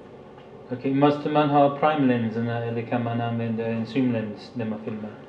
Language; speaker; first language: Swedish; non-native, fluent; English